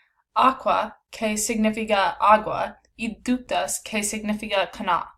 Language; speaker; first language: Spanish; non-native, learner; English